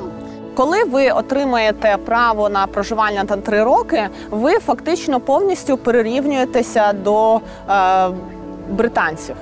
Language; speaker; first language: Ukrainian; native; Ukrainian